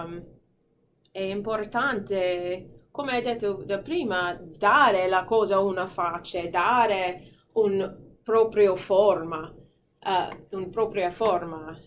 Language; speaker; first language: Italian; non-native, fluent; English